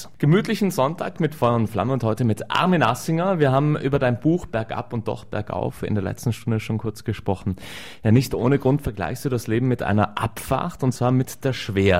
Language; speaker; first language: German; native; German